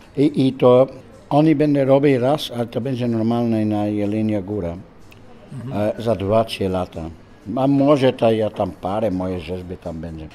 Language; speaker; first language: Polish; non-native, learner; Dutch